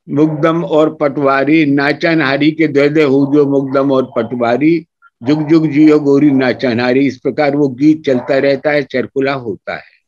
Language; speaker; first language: Hindi; native; Hindi